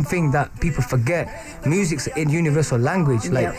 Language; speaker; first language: English; native; English